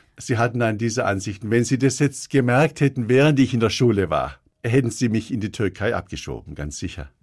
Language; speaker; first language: German; early bilingual, other home language; Turkish